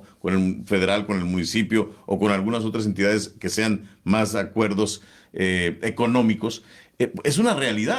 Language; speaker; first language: Spanish; native; Spanish